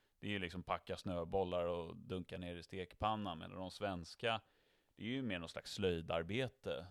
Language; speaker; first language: Swedish; native; Swedish